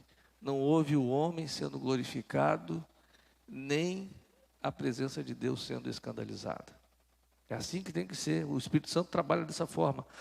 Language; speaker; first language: Portuguese; native; Portuguese